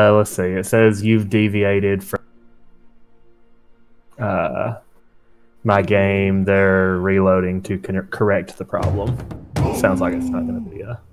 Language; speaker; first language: English; native; English